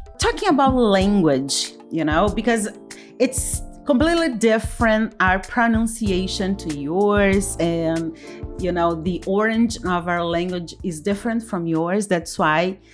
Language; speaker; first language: English; non-native, fluent; Portuguese